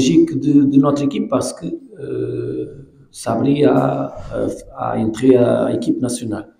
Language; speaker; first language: French; non-native, fluent; Portuguese